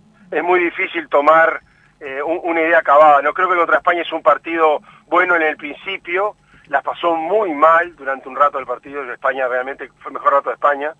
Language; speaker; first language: Spanish; native; Spanish